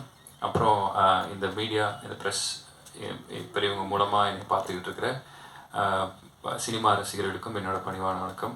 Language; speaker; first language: Tamil; native; Tamil